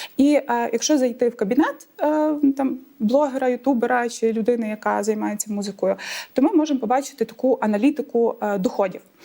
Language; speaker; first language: Ukrainian; native; Ukrainian